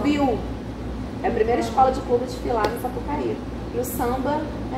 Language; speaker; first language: Portuguese; native; Portuguese